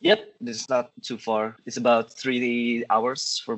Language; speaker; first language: English; non-native, learner; Indonesian